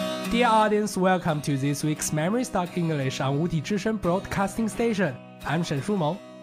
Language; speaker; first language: English; non-native, learner; Chinese